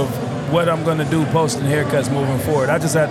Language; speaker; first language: English; native; English